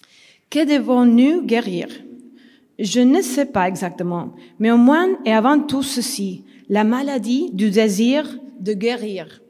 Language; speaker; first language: French; non-native, fluent; Spanish